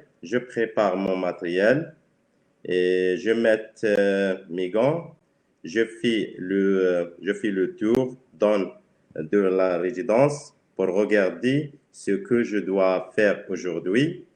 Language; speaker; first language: French; non-native, learner; Spanish